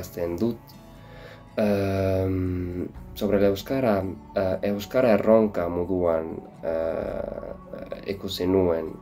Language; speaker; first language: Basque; non-native, learner; Arabic